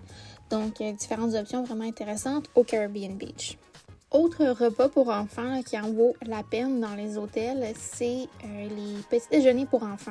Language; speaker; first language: French; native; French